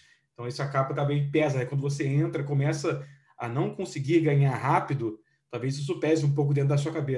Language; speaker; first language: Portuguese; native; Portuguese